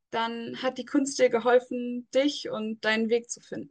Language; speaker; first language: German; native; German